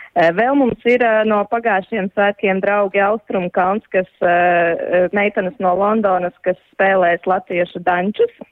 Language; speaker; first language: Latvian; early bilingual, heritage; Latvian